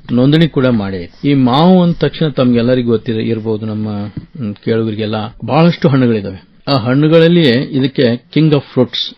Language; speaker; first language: Kannada; native; Kannada